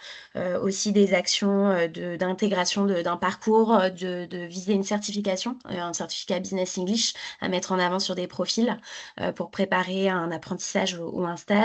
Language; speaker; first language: French; native; French